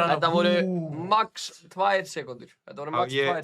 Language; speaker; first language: Icelandic; native; Icelandic